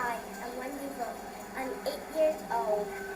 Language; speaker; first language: English; early bilingual, other home language; Vietnamese